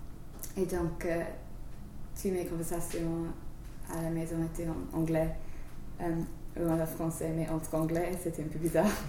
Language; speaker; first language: French; non-native, learner; English